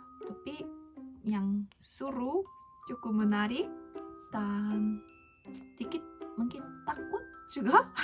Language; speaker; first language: Indonesian; non-native, learner; Korean